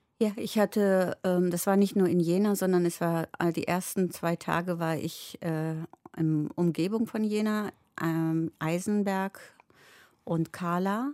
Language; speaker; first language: German; early bilingual, other home language; Turkish